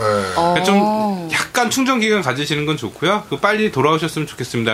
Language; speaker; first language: Korean; native; Korean